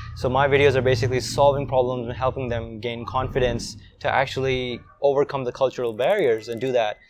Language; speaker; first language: English; non-native, fluent; Urdu